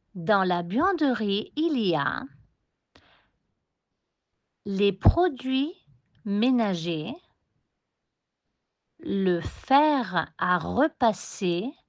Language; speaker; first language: French; non-native, fluent; Spanish